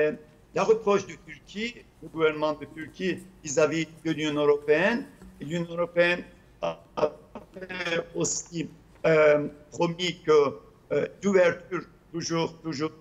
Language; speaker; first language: French; non-native, fluent; Turkish